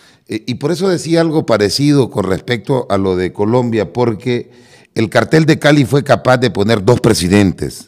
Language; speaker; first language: Spanish; native; Spanish